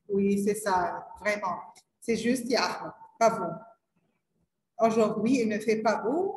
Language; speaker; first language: French; non-native, learner; Arabic